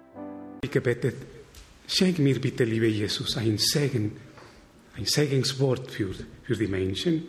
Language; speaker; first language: German; non-native, fluent; Spanish